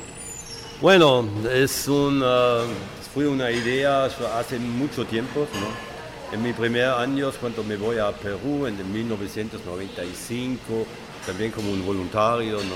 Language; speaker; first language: Spanish; non-native, fluent; German